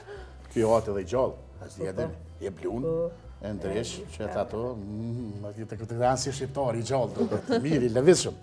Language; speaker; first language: Albanian; native; Albanian